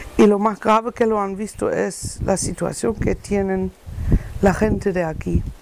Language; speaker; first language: Spanish; non-native, learner; German